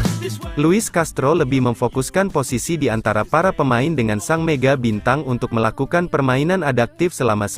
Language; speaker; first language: Indonesian; native; Indonesian